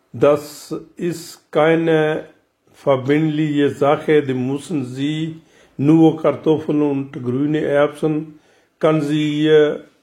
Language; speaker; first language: German; non-native, learner; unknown